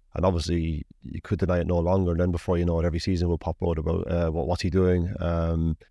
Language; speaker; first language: English; native; English